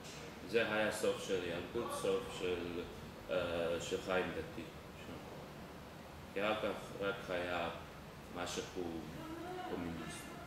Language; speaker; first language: Hebrew; non-native, learner; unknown